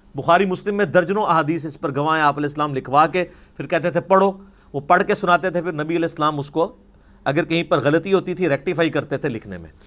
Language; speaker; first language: Urdu; non-native, local second language; Punjabi